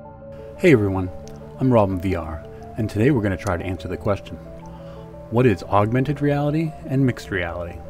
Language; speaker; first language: English; native; English